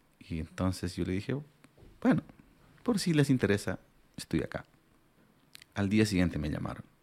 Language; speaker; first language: Spanish; non-native, local second language; Aymara